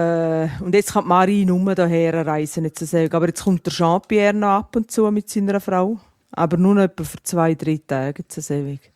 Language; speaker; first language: German; native; German